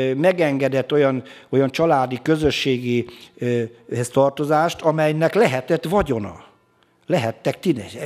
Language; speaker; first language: Hungarian; native; Hungarian